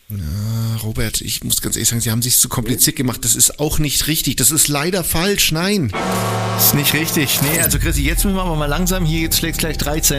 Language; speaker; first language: German; native; German